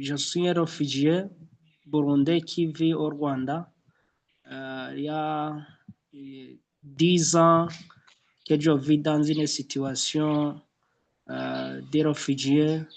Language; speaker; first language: French; non-native, local second language; Rundi